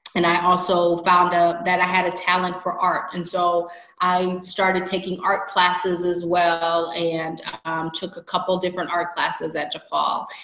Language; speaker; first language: English; native; English